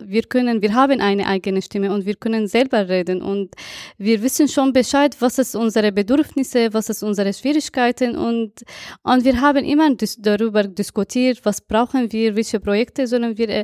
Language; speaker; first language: German; non-native, fluent; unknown